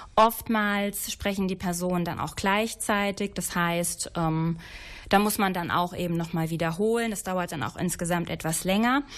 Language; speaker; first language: German; native; German